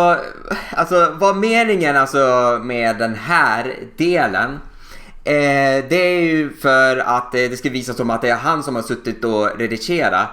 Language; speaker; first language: Swedish; native; Swedish